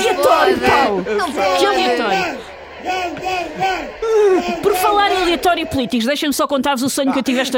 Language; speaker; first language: Portuguese; native; Portuguese